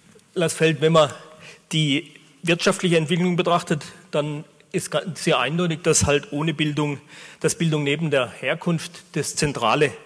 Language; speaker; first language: German; native; German